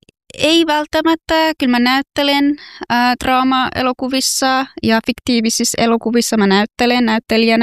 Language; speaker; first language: Finnish; non-native, fluent; Persian